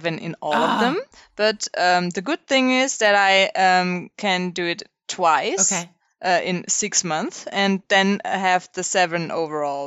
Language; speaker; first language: English; non-native, fluent; German